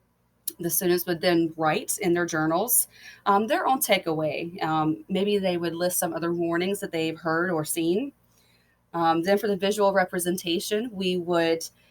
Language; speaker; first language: English; native; English